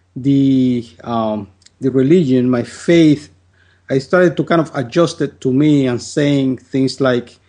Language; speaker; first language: English; non-native, fluent; Spanish